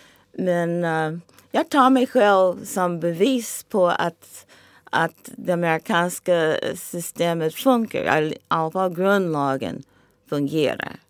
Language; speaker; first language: Swedish; non-native, fluent; English